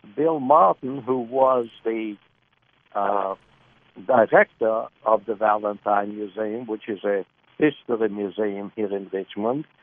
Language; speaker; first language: English; early bilingual, other home language; Lithuanian